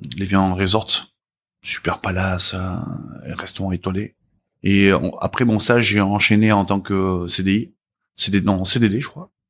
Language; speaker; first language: French; early bilingual, other home language; Korean